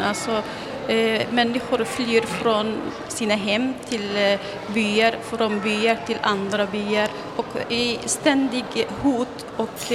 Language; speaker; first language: Swedish; non-native, fluent; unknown